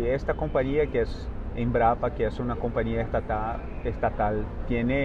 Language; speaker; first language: Spanish; non-native, fluent; Portuguese